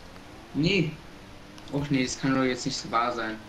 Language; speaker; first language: German; native; German